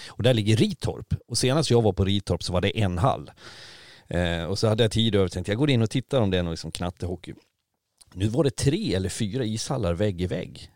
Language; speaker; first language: Swedish; native; Swedish